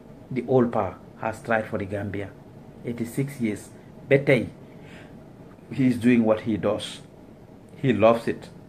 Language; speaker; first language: English; non-native, local second language; Wolof